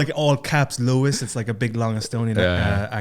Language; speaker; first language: English; native; English